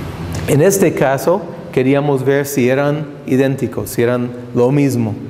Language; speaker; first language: Spanish; non-native, fluent; English